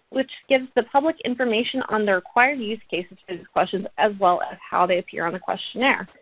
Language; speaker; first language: English; native; English